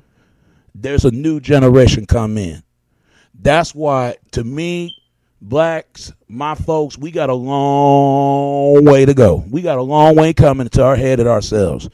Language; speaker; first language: English; native; English